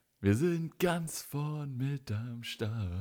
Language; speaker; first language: German; native; German